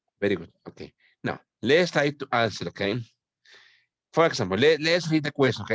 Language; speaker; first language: English; non-native, fluent; Spanish